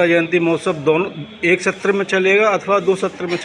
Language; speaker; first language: Hindi; native; Hindi